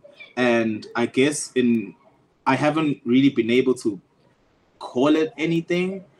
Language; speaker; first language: English; non-native, local second language; Zulu